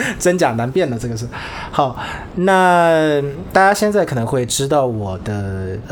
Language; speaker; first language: Chinese; non-native, fluent; Vietnamese